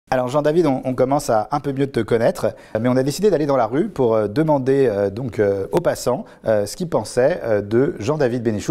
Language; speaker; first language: French; native; French